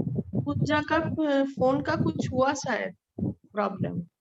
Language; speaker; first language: Hindi; non-native, local second language; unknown